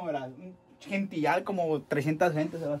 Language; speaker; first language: Spanish; native; Spanish